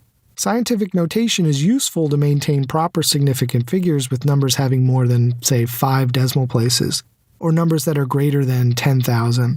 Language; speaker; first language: English; native; English